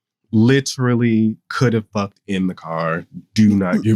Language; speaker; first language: English; native; English